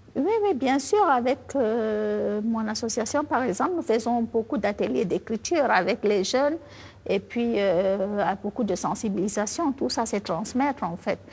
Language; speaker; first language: French; non-native, local second language; Fula